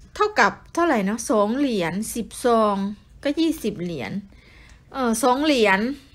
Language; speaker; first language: Thai; native; Thai